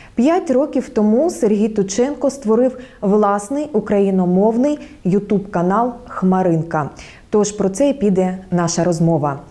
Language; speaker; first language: Ukrainian; native; Ukrainian